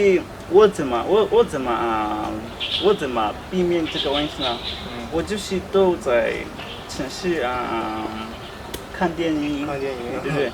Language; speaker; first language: Chinese; non-native, learner; Swahili